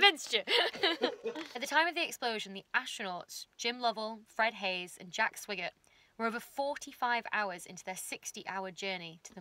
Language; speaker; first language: English; native; English